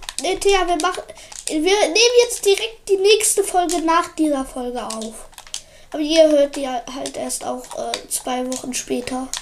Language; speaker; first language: German; native; German